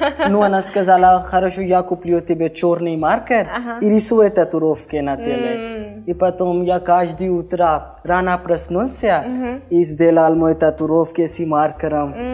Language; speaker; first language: Russian; non-native, learner; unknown